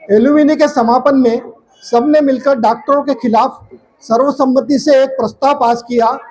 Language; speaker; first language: Hindi; non-native, local second language; Marathi